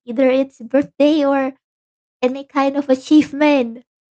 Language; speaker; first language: English; non-native, fluent; Indonesian